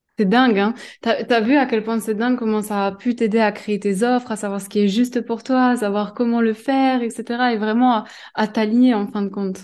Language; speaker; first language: French; native; French